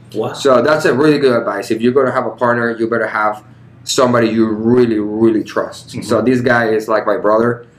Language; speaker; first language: English; early bilingual, other home language; Spanish